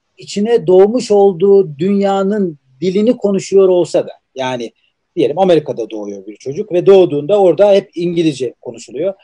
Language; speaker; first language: Turkish; native; Turkish